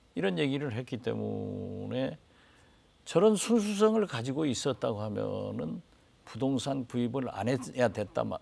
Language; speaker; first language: Korean; native; Korean